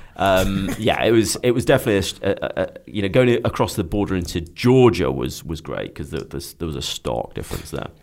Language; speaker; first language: English; native; English